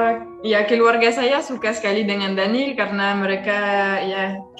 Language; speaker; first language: Indonesian; non-native, fluent; French